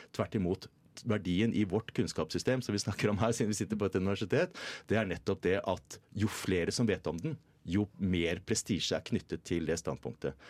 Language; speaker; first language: Norwegian; native; Norwegian